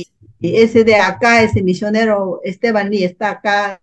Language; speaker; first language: Spanish; non-native, learner; Korean